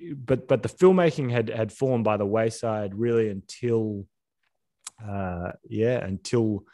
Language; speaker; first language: English; native; English